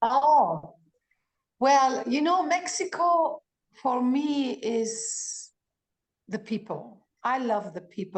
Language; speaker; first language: English; non-native, fluent; Greek